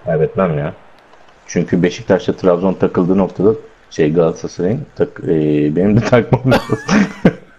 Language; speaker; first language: Turkish; native; Turkish